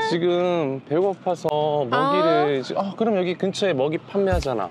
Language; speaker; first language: Korean; native; Korean